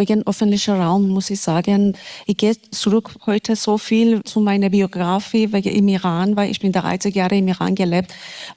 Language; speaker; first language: German; non-native, learner; Persian